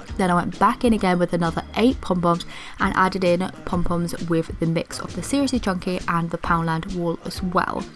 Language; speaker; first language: English; native; English